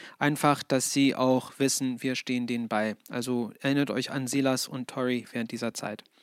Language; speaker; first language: German; non-native, fluent; English